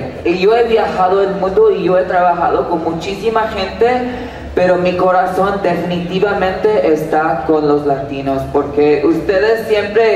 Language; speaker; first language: Spanish; early bilingual, heritage; Spanish